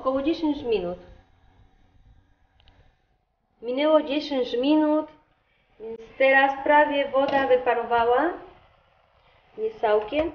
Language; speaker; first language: Polish; non-native, learner; Spanish